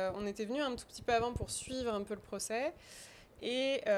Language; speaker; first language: French; native; French